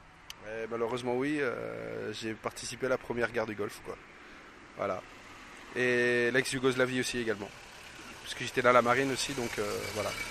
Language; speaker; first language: French; native; French